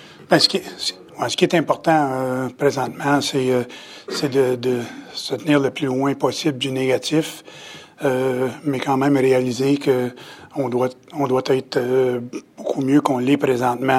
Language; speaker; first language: French; native; French